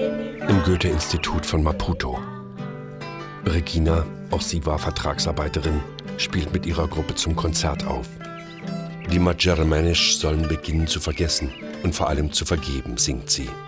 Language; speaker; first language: German; native; German